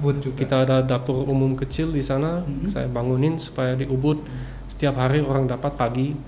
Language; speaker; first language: Indonesian; early bilingual, other home language; English